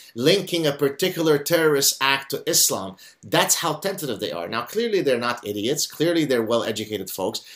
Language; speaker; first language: English; non-native, fluent; Arabic